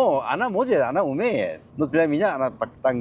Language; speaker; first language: Russian; non-native, learner; Korean